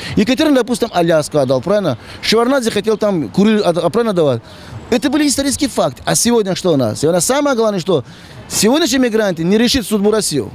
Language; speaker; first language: Russian; non-native, local second language; Tajik